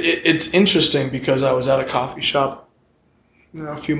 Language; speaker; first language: English; native; English